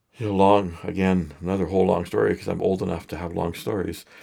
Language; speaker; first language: English; native; English